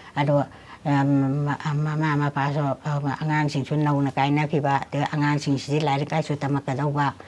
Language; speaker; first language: Manipuri; native; Manipuri